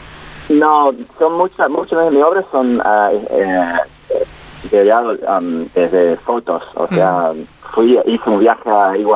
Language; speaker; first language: Spanish; non-native, fluent; English